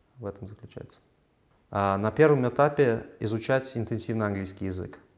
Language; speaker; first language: Russian; non-native, local second language; Uzbek